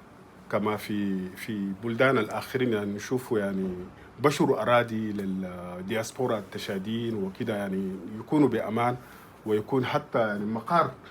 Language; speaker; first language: Arabic; native; Arabic